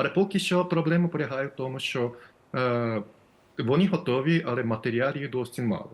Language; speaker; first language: Ukrainian; non-native, fluent; Japanese